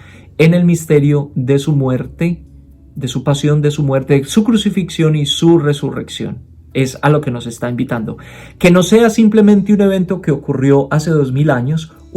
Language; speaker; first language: Spanish; native; Spanish